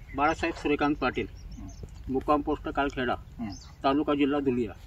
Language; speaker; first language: Hindi; non-native, local second language; Marathi